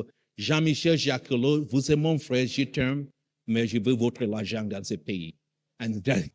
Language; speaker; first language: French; non-native, learner; English